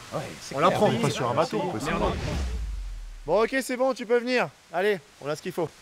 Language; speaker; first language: French; native; French